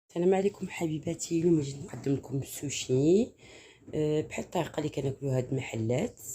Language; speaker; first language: Arabic; native; Arabic